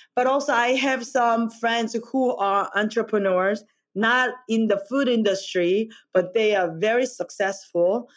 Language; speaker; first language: English; non-native, fluent; Korean